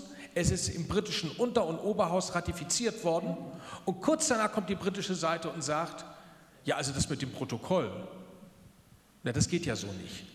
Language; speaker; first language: German; native; German